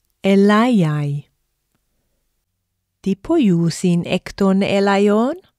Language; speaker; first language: Greek; non-native, fluent; English